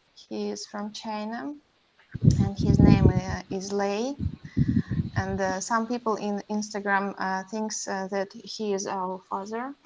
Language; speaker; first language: English; non-native, learner; Russian